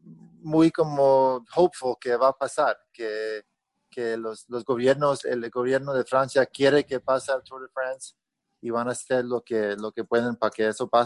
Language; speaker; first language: Spanish; early bilingual, heritage; Spanish